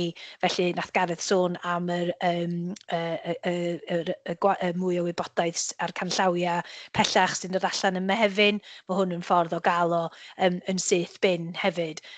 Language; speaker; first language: Welsh; native; Welsh